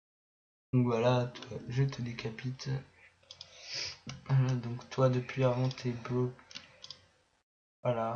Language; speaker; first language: French; native; French